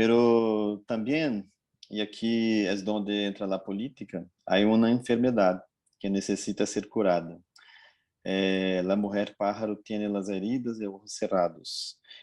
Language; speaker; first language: Spanish; non-native, fluent; Portuguese